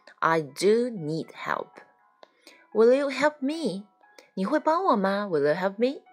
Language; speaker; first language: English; non-native, fluent; Chinese